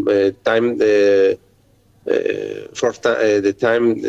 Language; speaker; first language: English; non-native, learner; Spanish